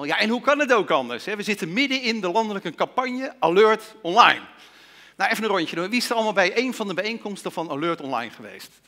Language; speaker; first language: Dutch; native; Dutch